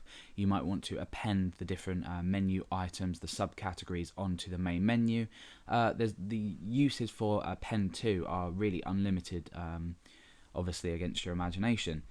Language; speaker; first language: English; native; English